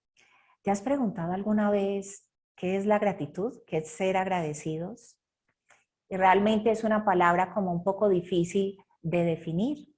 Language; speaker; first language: Spanish; native; Spanish